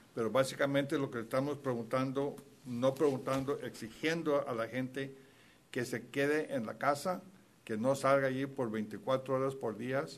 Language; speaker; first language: Spanish; early bilingual, heritage; Spanish